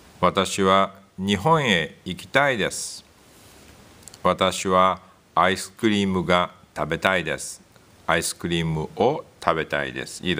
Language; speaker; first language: Japanese; non-native, learner; English